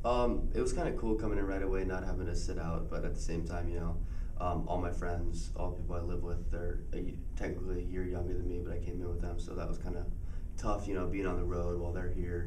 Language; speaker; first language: English; native; English